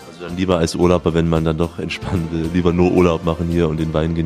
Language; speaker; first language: German; native; German